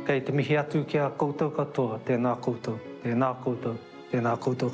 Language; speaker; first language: Māori; non-native, learner; English